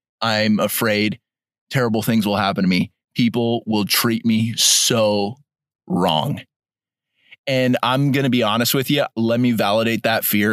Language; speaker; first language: English; native; English